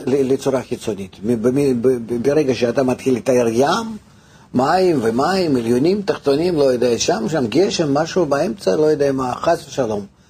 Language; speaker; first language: Hebrew; non-native, fluent; Russian